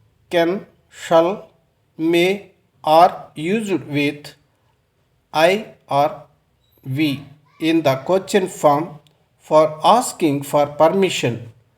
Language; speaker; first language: English; non-native, local second language; Telugu